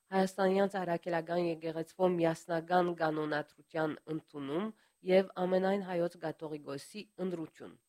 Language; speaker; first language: Armenian; early bilingual, heritage; Armenian